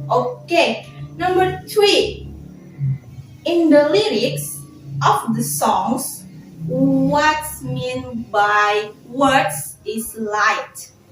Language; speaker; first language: English; non-native, learner; Indonesian